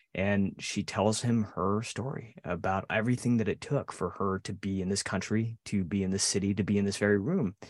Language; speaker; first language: English; native; English